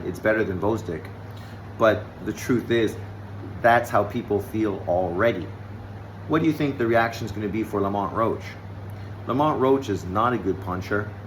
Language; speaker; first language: English; native; English